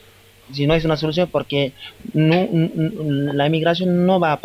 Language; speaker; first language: Spanish; non-native, fluent; Wolof